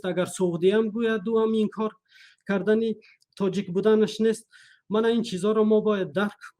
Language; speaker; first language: Persian; non-native, local second language; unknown